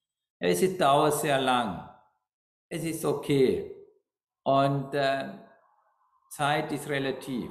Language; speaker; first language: German; non-native, learner; Sinhala